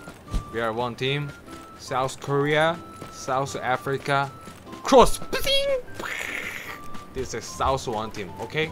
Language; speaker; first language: English; non-native, learner; Korean